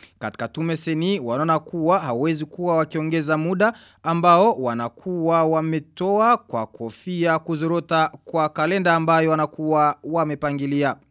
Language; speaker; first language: Swahili; non-native, local second language; Rundi